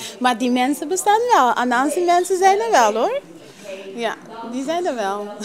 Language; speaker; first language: Dutch; non-native, local second language; Papiamento